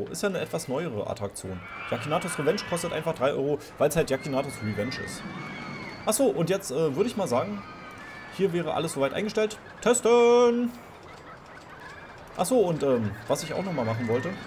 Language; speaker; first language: German; native; German